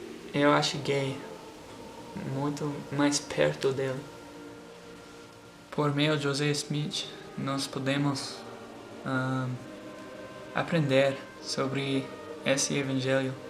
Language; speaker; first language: Portuguese; non-native, learner; English